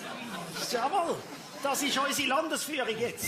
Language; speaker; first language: German; native; German